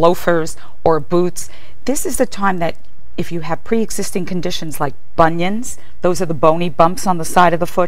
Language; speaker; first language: English; native; English